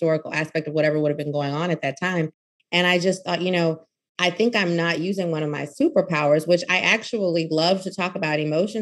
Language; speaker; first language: English; native; English